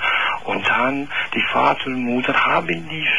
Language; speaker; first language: German; non-native, learner; Albanian